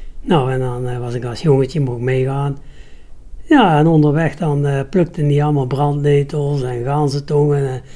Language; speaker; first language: Dutch; native; Dutch